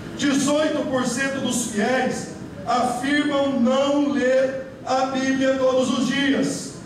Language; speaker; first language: Portuguese; native; Portuguese